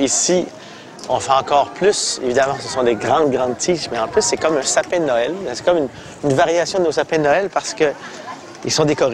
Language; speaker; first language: French; native; French